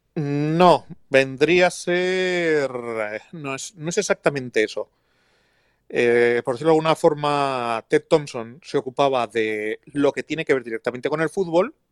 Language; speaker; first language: Spanish; native; Spanish